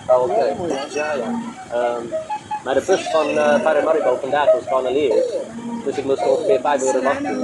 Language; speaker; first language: Dutch; non-native, learner; English